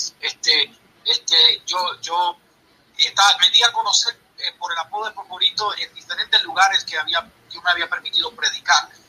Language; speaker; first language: Spanish; early bilingual, heritage; Spanish